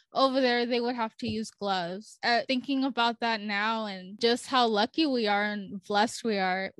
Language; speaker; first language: English; early bilingual, other home language; Spanish